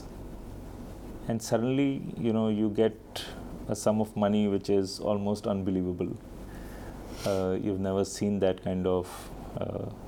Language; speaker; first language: English; non-native, local second language; Hindi